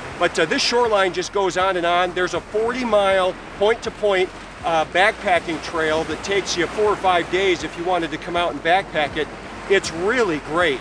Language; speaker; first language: English; native; English